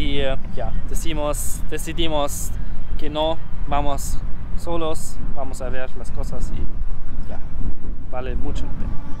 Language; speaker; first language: Spanish; non-native, learner; German